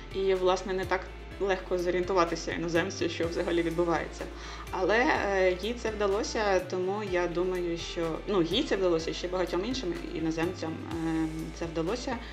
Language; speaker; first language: Ukrainian; native; Ukrainian